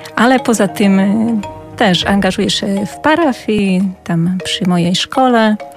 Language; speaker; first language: Polish; non-native, fluent; Hungarian